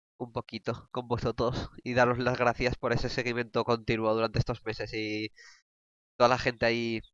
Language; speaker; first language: Spanish; native; Spanish